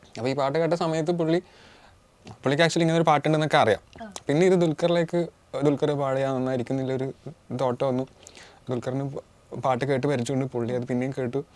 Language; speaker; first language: Malayalam; native; Malayalam